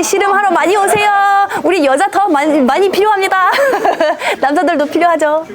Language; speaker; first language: Korean; non-native, fluent; German